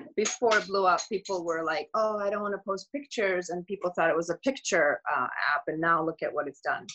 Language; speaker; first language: English; early bilingual, other home language; Georgian